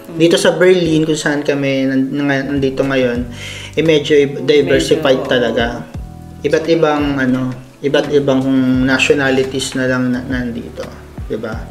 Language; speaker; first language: Filipino; native; Filipino